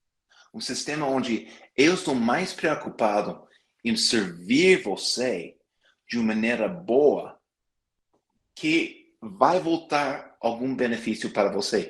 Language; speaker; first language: Portuguese; non-native, fluent; English